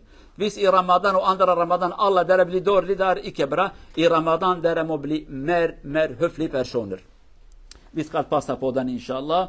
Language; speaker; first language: Norwegian; non-native, learner; Kurdish